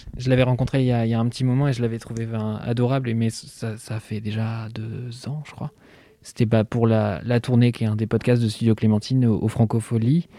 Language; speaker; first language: French; native; French